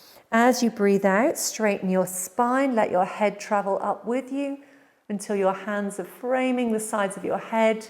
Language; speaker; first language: English; native; English